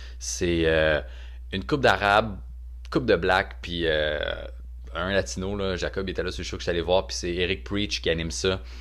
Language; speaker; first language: French; native; French